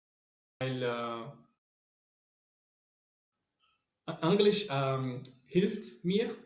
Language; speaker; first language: German; non-native, learner; Portuguese